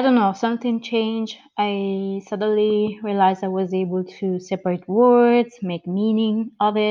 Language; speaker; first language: English; non-native, fluent; Italian